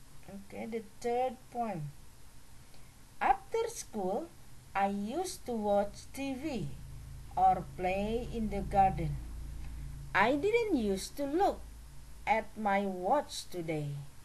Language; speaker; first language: English; non-native, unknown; Indonesian